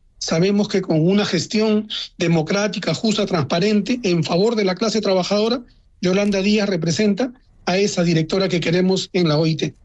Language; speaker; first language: Spanish; native; Spanish